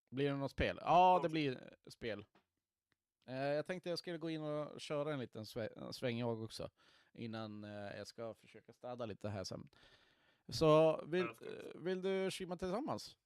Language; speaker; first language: Swedish; native; Swedish